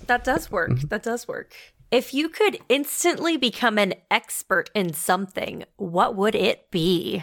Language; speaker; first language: English; native; English